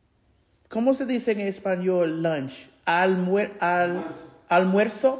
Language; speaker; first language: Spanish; non-native, learner; English